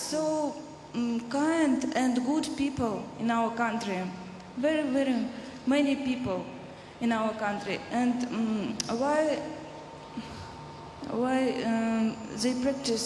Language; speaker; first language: English; non-native, learner; Russian